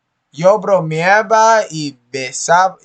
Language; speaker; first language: Spanish; non-native, learner; English